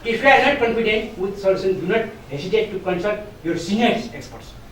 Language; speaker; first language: English; non-native, local second language; Nepali